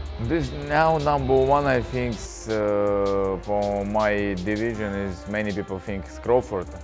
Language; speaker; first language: English; non-native, learner; Russian